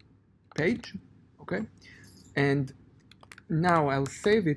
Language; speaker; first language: English; non-native, fluent; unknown